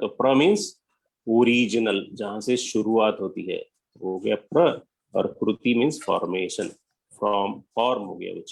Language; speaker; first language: Hindi; non-native, local second language; Marathi